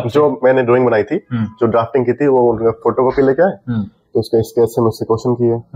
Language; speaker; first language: Hindi; native; Hindi